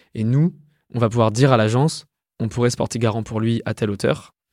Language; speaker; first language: French; native; French